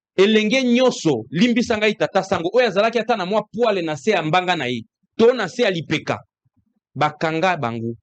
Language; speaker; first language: Lingala; native; Lingala